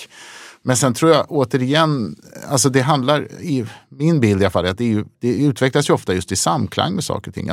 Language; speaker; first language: Swedish; native; Swedish